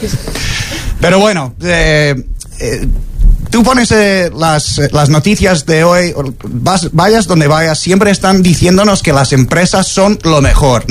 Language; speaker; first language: Spanish; non-native, fluent; English